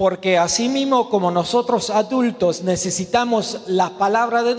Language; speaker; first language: Spanish; non-native, learner; Romanian